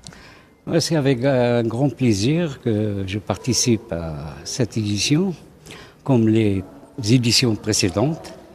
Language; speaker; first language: French; non-native, local second language; Arabic